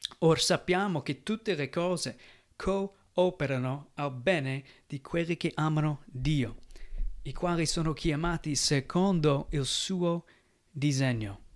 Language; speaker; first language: Italian; non-native, fluent; English